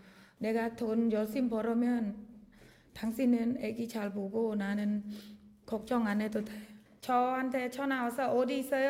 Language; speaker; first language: Korean; non-native, learner; Khmer